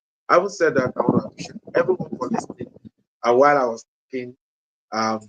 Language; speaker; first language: English; non-native, local second language; Yoruba